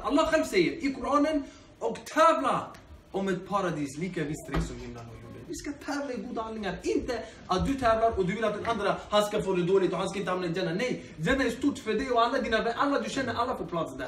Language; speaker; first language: Swedish; early bilingual, other home language; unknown